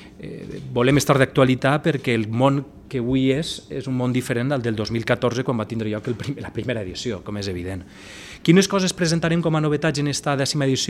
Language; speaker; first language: Catalan; native; Catalan